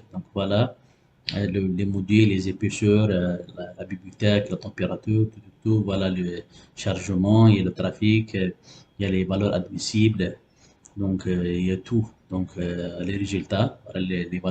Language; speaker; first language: French; non-native, local second language; Arabic